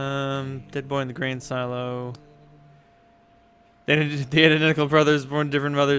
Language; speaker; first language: English; native; English